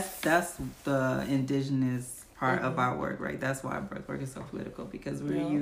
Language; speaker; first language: English; native; English